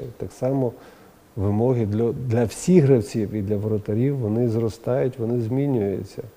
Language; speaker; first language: Ukrainian; non-native, local second language; Russian